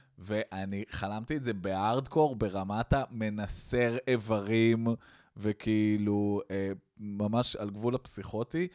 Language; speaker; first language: Hebrew; native; Hebrew